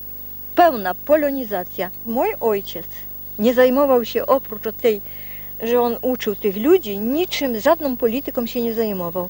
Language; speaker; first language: Polish; non-native, local second language; Rusyn